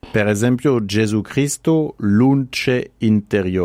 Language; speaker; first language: Italian; non-native, fluent; French